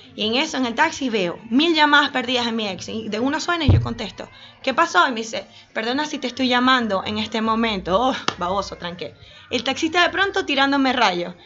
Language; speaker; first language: Spanish; native; Spanish